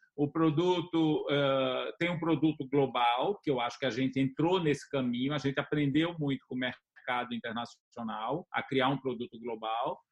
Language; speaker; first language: Portuguese; native; Portuguese